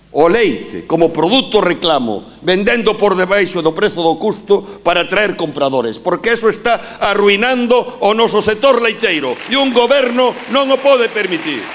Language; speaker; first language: Galician; native; Galician